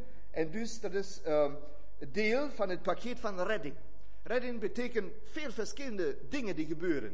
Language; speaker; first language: Dutch; non-native, fluent; German